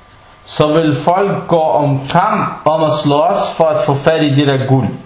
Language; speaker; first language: Danish; early bilingual, other home language; Arabic